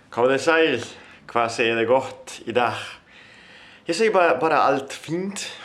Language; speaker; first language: Icelandic; non-native, learner; Italian